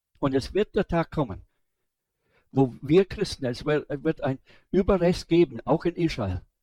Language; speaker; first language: German; non-native, fluent; English